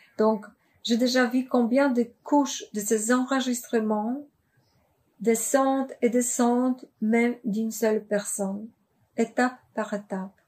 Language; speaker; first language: French; non-native, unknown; Polish